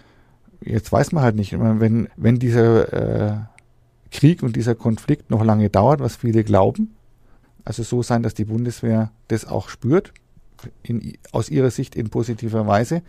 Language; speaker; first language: German; native; German